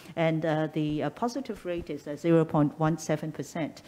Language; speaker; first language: English; non-native, local second language; Cantonese